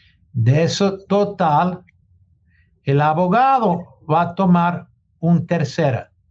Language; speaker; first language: Spanish; non-native, learner; English